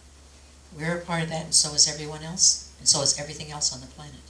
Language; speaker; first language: English; native; English